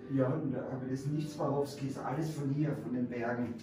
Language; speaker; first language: German; native; German